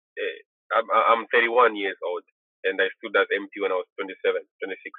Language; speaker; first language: English; non-native, local second language; Bemba